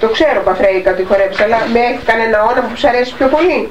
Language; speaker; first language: Greek; native; Greek